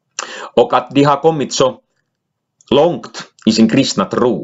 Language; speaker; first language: Swedish; non-native, local second language; Finnish